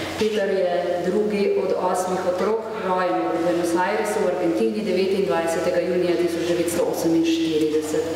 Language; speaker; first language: Slovenian; native; Slovenian